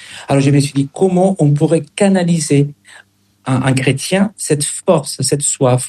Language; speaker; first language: French; non-native, fluent; Spanish